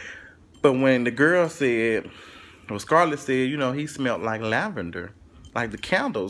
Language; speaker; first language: English; native; English